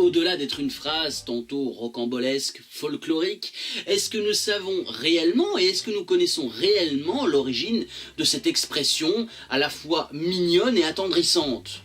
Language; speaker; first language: French; native; French